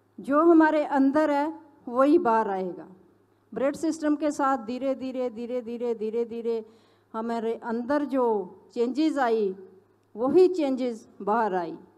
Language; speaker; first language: Hindi; non-native, local second language; Punjabi